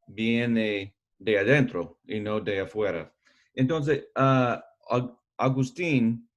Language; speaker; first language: Spanish; non-native, learner; English